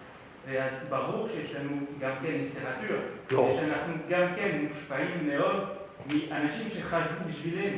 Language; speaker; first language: Hebrew; non-native, fluent; French